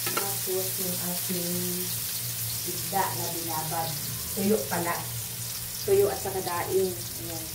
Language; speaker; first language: Filipino; non-native, local second language; Cebuano